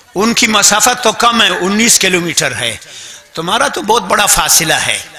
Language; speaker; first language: Urdu; non-native, local second language; Brahui